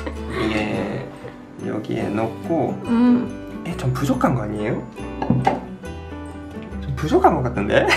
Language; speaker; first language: Korean; non-native, fluent; Japanese